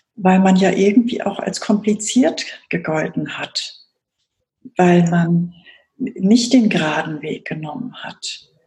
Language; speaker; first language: German; native; German